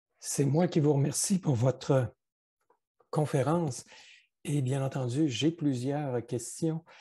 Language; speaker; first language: French; native; French